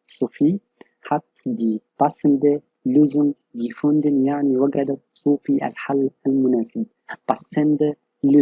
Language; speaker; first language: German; non-native, fluent; Arabic